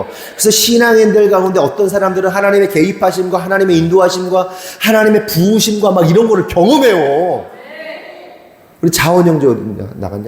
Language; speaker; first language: Korean; native; Korean